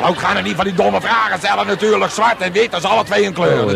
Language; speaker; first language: Dutch; native; Dutch